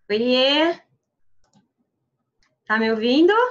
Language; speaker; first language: Portuguese; native; Portuguese